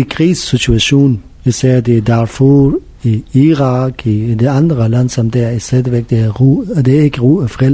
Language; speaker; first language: Danish; non-native, learner; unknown